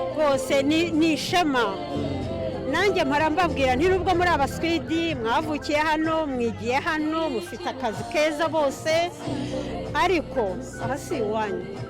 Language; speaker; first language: Kinyarwanda; early bilingual, heritage; Kinyarwanda